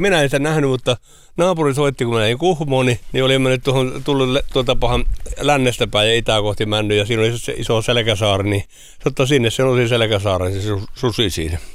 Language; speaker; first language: Finnish; native; Finnish